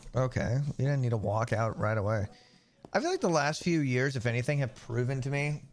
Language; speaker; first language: English; native; English